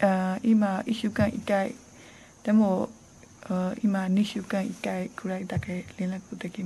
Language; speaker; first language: Japanese; non-native, learner; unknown